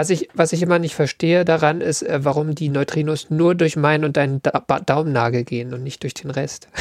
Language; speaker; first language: German; native; German